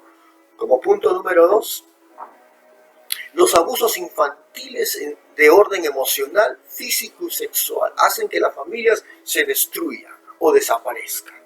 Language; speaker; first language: Spanish; native; Spanish